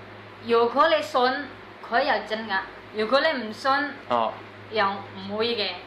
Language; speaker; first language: Chinese; non-native, learner; Indonesian